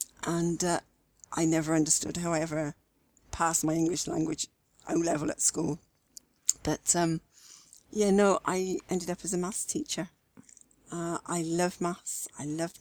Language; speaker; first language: English; native; English